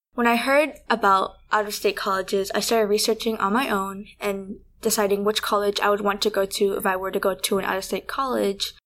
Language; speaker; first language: English; early bilingual, other home language; Vietnamese